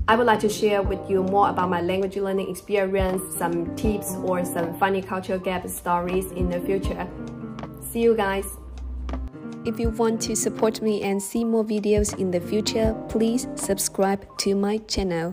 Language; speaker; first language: English; non-native, fluent; Chinese